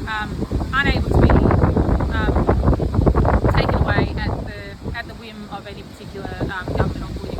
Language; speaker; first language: English; native; English